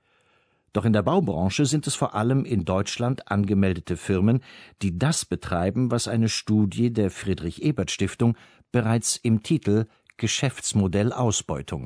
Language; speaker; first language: German; native; German